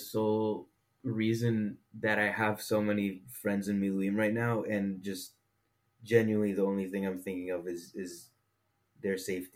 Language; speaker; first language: English; native; English